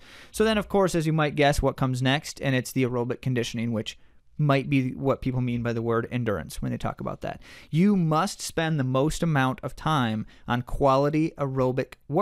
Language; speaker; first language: English; native; English